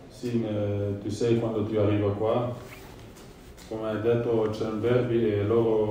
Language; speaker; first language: Italian; non-native, learner; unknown